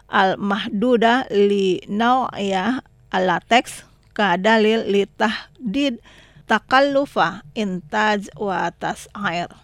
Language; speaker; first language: Arabic; non-native, fluent; Indonesian